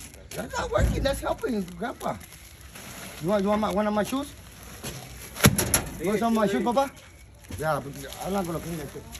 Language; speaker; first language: English; native; English